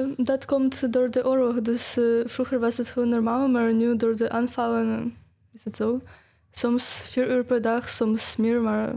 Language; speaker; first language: Dutch; non-native, fluent; Ukrainian